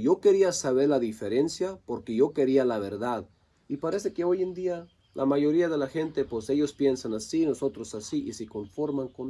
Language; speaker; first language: Spanish; non-native, local second language; Low German